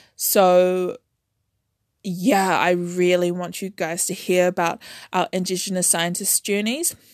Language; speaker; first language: English; native; English